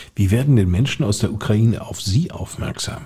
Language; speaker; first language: German; native; German